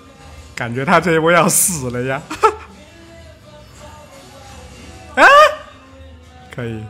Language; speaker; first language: Chinese; native; Chinese